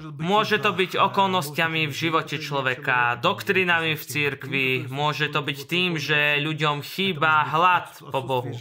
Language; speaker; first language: Slovak; non-native, fluent; Russian